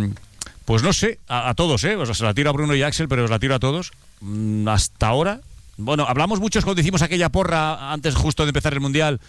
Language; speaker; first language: Spanish; native; Spanish